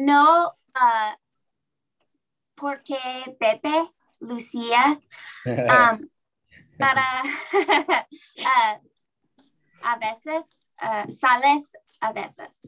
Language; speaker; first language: Spanish; non-native, learner; English